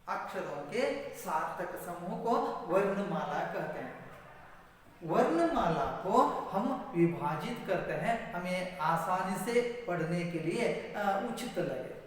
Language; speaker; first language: Hindi; non-native, local second language; Kannada